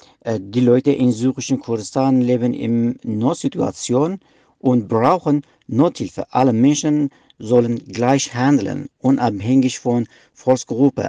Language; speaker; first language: German; non-native, learner; Kurdish